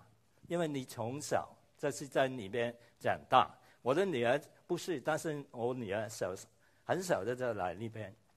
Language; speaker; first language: Chinese; non-native, local second language; Cantonese